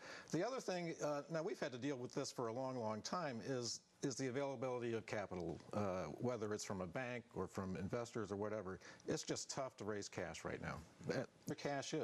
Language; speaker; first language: English; native; English